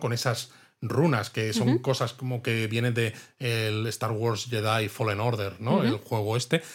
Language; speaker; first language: Spanish; native; Spanish